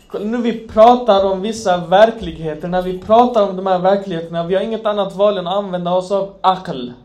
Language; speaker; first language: Swedish; non-native, fluent; Arabic